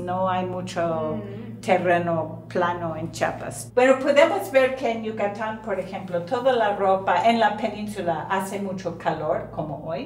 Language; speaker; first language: Spanish; non-native, fluent; English